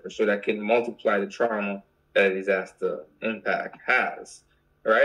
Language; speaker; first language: English; native; English